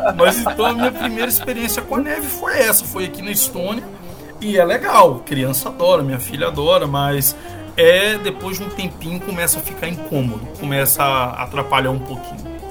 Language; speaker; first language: Portuguese; native; Portuguese